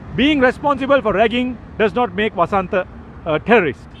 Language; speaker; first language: English; non-native, local second language; Sinhala